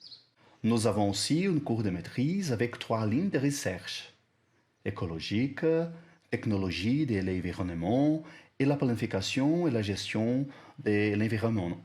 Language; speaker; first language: French; non-native, learner; Portuguese